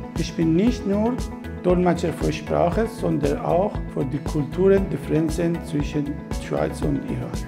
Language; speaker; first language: German; non-native, fluent; Persian